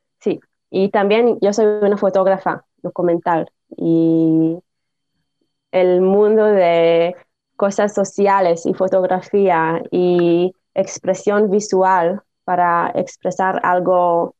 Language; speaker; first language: Spanish; non-native, learner; Hebrew